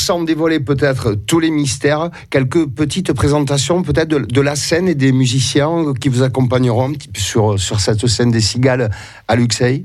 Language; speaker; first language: French; native; French